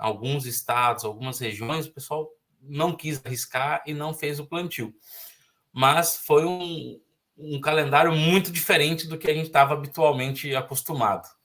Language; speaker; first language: Portuguese; native; Portuguese